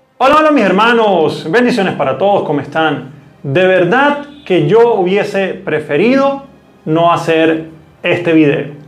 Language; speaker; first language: Spanish; native; Spanish